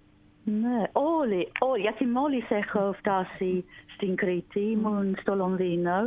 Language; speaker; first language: Greek; non-native, learner; English